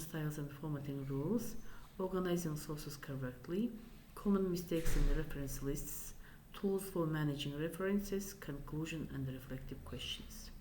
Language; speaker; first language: English; non-native, fluent; Kazakh